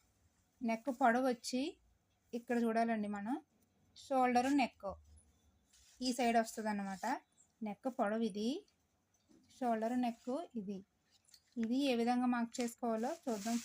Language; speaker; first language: Telugu; native; Telugu